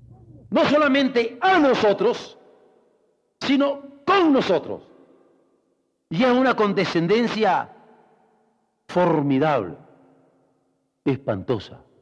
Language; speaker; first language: Spanish; native; Spanish